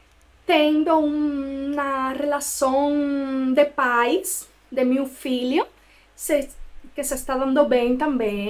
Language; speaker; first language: Portuguese; non-native, fluent; Spanish